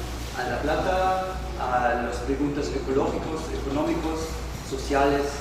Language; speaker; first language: Spanish; non-native, learner; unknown